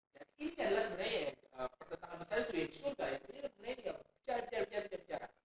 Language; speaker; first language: Indonesian; native; Indonesian